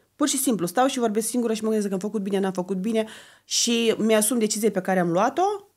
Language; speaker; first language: Romanian; non-native, fluent; Lithuanian